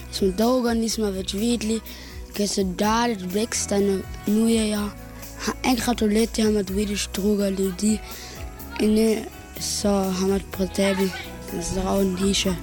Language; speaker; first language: Slovenian; non-native, local second language; German